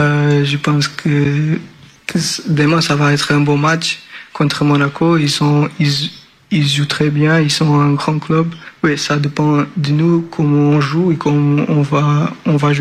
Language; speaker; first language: French; non-native, learner; Portuguese